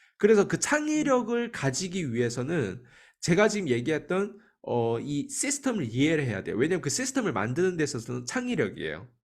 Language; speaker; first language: Korean; native; Korean